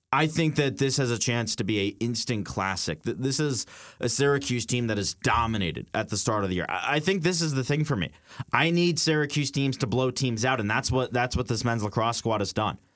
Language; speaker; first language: English; native; English